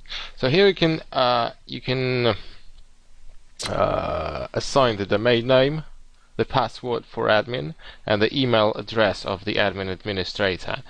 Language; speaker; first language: English; non-native, fluent; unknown